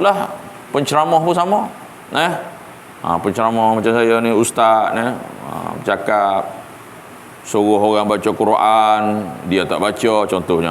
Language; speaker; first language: Malay; native; Malay